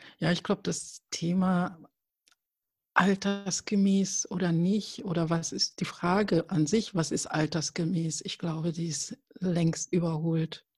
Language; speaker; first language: German; early bilingual, other home language; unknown